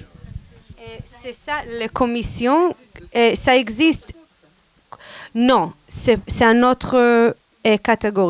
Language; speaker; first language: French; non-native, fluent; Hebrew